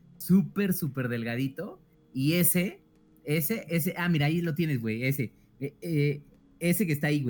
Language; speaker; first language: Spanish; native; Spanish